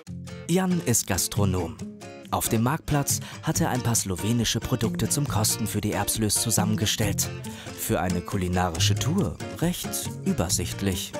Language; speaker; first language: German; native; German